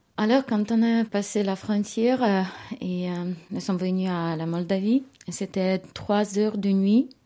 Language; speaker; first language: French; non-native, fluent; Ukrainian